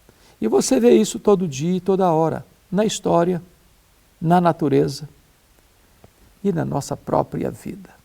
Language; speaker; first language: Portuguese; native; Portuguese